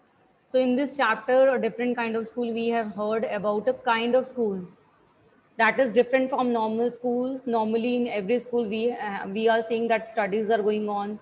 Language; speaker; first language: English; non-native, local second language; Hindi